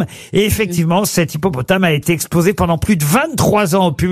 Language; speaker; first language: French; native; French